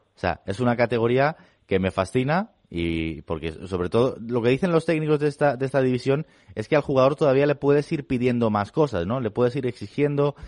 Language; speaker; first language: Spanish; non-native, local second language; Catalan